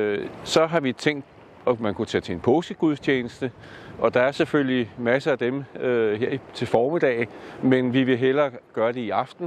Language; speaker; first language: Danish; native; Danish